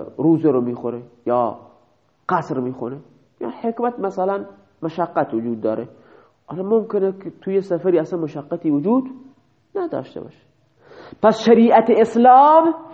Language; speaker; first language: Persian; native; Persian